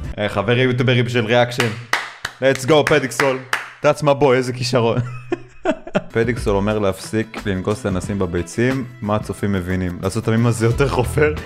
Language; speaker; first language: Hebrew; native; Hebrew